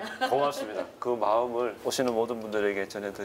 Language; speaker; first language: Korean; native; Korean